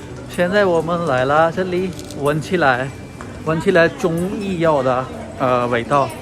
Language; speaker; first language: Chinese; non-native, learner; Urdu